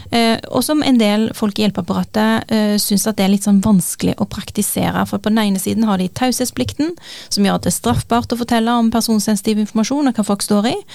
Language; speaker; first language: Norwegian; early bilingual, other home language; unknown